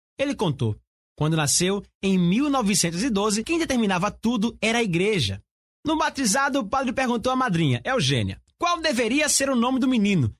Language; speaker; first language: Portuguese; native; Portuguese